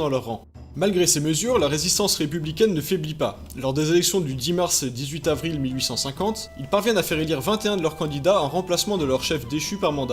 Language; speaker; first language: French; native; French